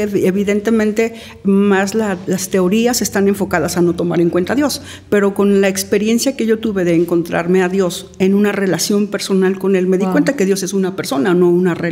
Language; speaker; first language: Spanish; native; Spanish